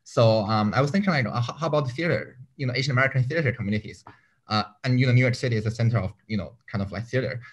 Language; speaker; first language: English; non-native, fluent; Chinese